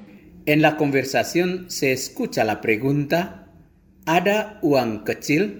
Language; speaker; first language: Spanish; non-native, fluent; Indonesian